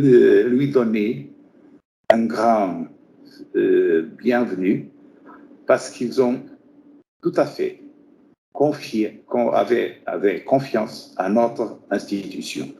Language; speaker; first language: French; non-native, fluent; Portuguese